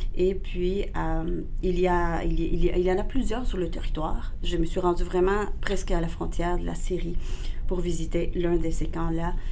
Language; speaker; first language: French; non-native, fluent; Spanish